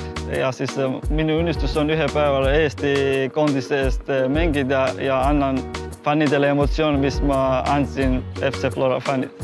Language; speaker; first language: Estonian; non-native, fluent; Georgian